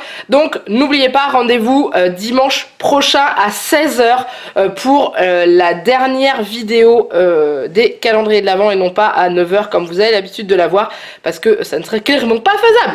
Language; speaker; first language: French; native; French